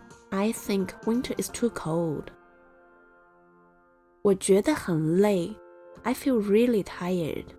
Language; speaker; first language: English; non-native, fluent; Chinese